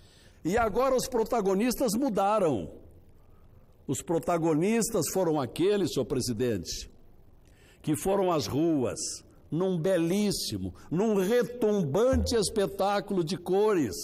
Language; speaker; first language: Portuguese; native; Portuguese